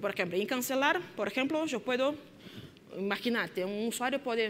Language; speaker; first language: Spanish; non-native, fluent; Portuguese